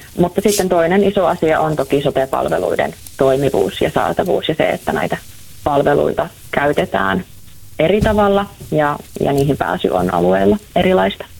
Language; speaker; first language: Finnish; native; Finnish